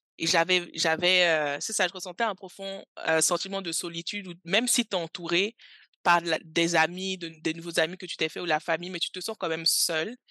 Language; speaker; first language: French; early bilingual, other home language; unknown